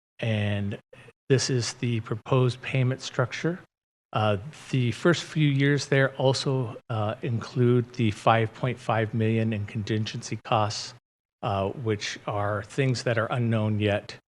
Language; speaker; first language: English; native; English